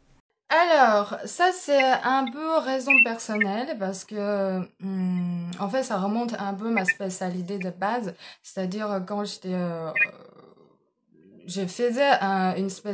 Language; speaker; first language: French; non-native, fluent; Chinese